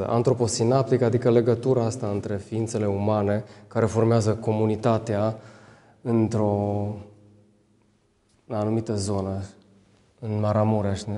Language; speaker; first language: Romanian; native; Romanian